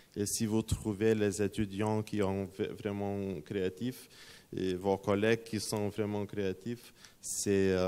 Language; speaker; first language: French; non-native, fluent; Lithuanian